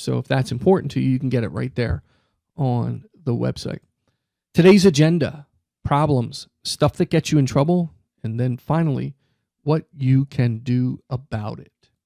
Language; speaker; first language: English; native; English